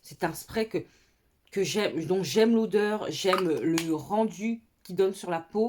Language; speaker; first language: French; native; French